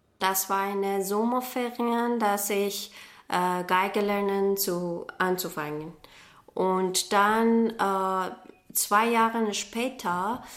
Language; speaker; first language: German; non-native, learner; Persian